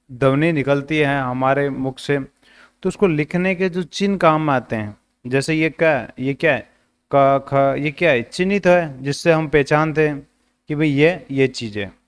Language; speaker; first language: Hindi; native; Hindi